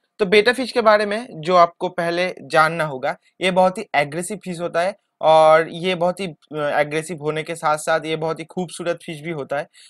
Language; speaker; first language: Hindi; non-native, local second language; Bangla